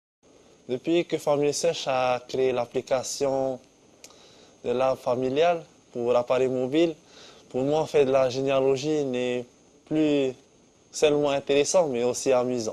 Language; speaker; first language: French; non-native, local second language; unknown